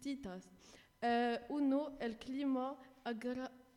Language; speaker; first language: Spanish; non-native, learner; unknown